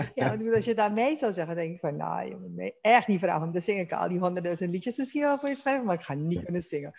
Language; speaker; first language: Dutch; native; Dutch